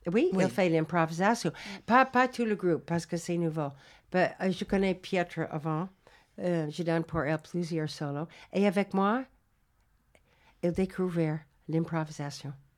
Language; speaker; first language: French; non-native, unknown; English